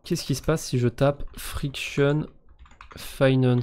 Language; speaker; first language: French; native; French